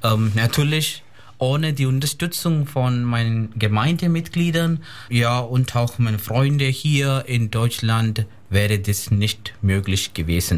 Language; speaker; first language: German; non-native, fluent; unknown